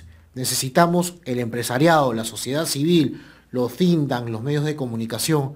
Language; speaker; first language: Spanish; native; Spanish